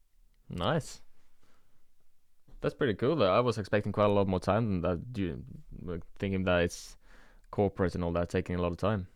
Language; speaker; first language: English; non-native, fluent; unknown